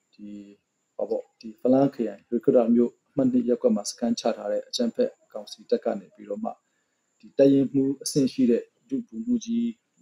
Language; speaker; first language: Burmese; non-native, local second language; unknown